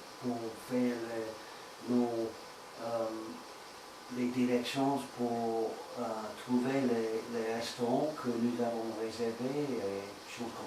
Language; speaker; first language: French; non-native, learner; English